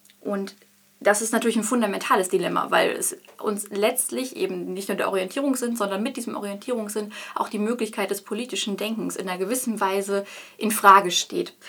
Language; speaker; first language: German; native; German